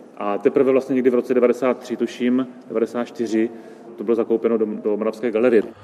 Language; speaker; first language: Czech; native; Czech